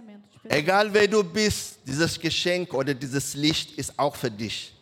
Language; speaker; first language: German; non-native, learner; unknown